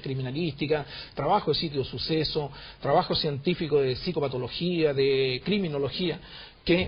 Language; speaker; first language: Spanish; native; Spanish